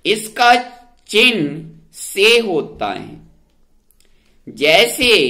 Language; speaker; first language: Hindi; native; Hindi